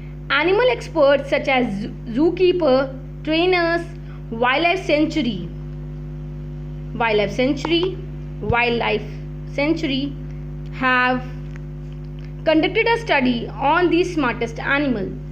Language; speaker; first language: English; non-native, local second language; Hindi